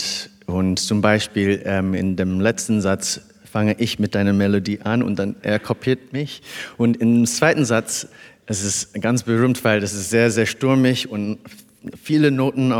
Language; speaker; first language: German; non-native, fluent; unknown